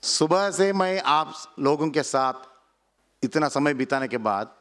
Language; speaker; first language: Hindi; non-native, local second language; Telugu